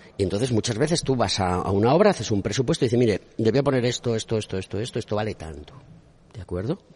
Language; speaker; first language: Spanish; native; Spanish